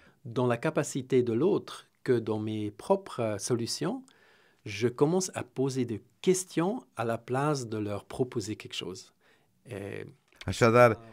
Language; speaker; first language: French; non-native, fluent; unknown